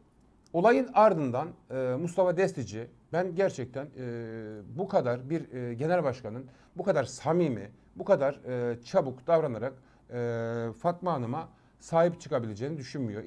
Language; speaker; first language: Turkish; native; Turkish